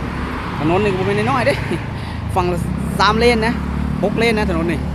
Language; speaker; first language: Thai; non-native, local second language; Northeastern Thai